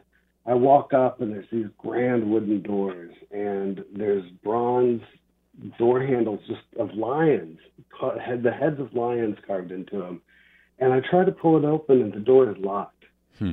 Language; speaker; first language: English; native; English